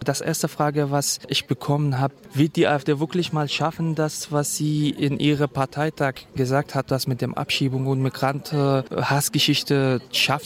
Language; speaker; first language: German; non-native, fluent; Kurdish